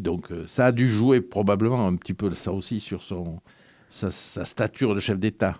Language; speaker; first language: French; native; French